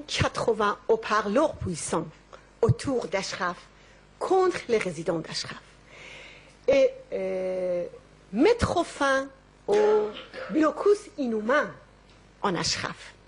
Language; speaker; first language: French; non-native, learner; Persian